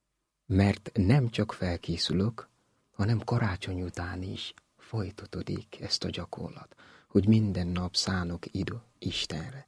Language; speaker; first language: Hungarian; non-native, learner; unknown